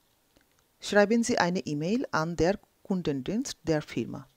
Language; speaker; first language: German; non-native, local second language; Bangla